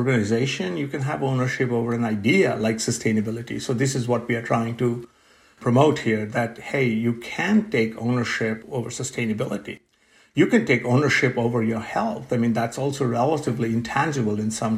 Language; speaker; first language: English; non-native, local second language; Bangla